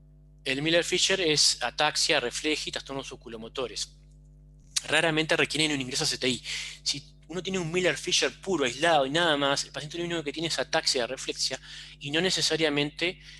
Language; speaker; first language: Spanish; native; Spanish